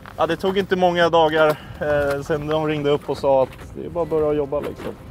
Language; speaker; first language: Swedish; native; Swedish